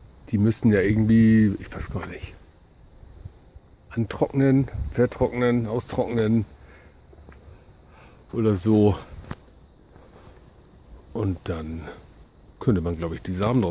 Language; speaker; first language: German; native; German